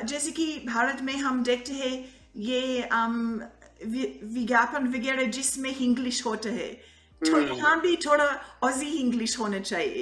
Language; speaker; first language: Hindi; non-native, fluent; Italian